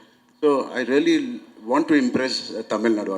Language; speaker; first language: Tamil; non-native, local second language; Telugu